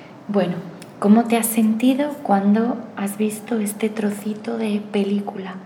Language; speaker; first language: Spanish; native; Spanish